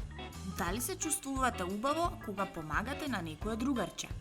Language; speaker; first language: Macedonian; native; Macedonian